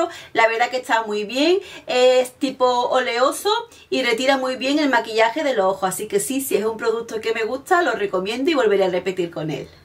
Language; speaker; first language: Spanish; native; Spanish